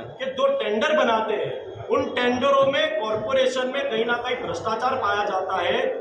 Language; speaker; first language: Hindi; non-native, local second language; Gujarati